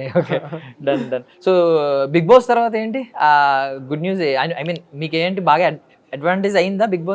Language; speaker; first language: Telugu; native; Telugu